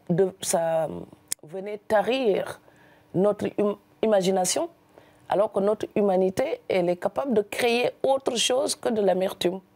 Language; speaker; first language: French; non-native, local second language; Serer